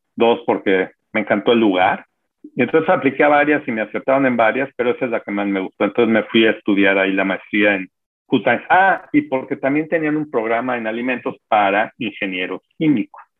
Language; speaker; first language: Spanish; native; Spanish